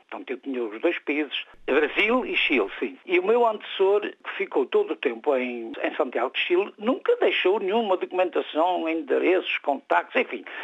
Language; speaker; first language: Portuguese; native; Portuguese